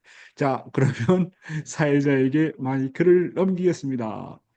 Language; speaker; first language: Korean; native; Korean